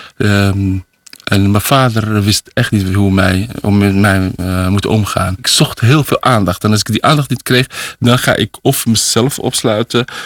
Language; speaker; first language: Dutch; early bilingual, other home language; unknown